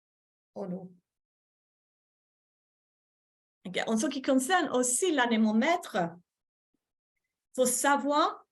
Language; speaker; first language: French; non-native, fluent; English